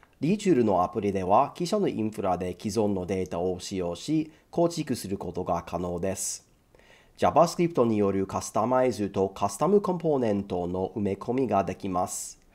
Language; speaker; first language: Japanese; non-native, fluent; English